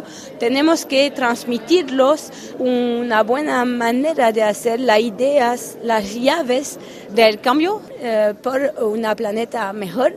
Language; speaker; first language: Spanish; non-native, fluent; French